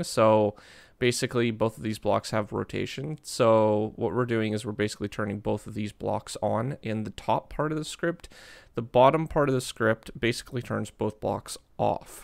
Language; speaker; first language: English; native; English